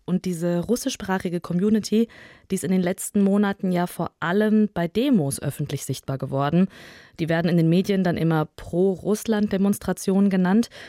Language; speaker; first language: German; early bilingual, other home language; Russian